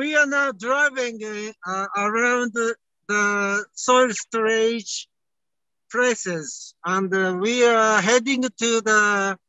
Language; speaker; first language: English; non-native, learner; Japanese